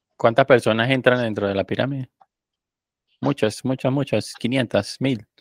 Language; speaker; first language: Spanish; native; Spanish